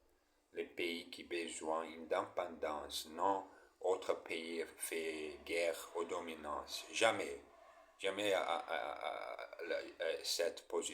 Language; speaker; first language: French; non-native, learner; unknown